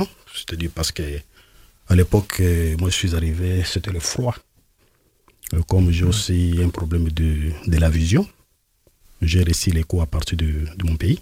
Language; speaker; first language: French; non-native, local second language; Lingala